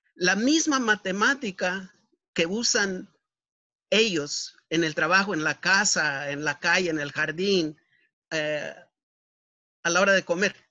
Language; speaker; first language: Spanish; native; Spanish